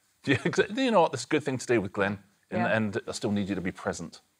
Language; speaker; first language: English; native; English